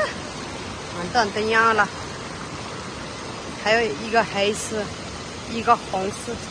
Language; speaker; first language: Chinese; non-native, learner; Nepali